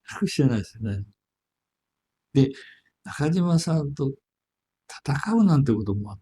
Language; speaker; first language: Japanese; native; Japanese